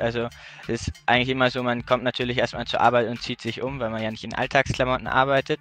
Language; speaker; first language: German; native; German